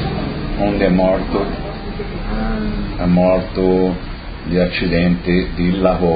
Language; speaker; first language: Italian; early bilingual, heritage; Portuguese